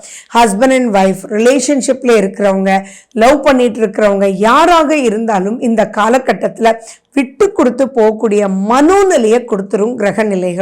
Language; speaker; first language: Tamil; native; Tamil